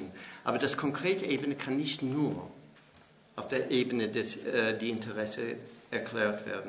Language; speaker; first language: German; non-native, fluent; English